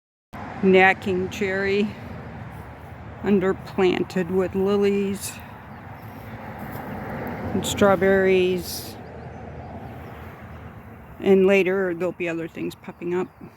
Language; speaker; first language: English; native; English